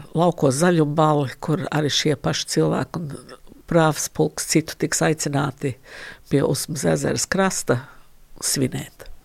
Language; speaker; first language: Latvian; early bilingual, heritage; Latvian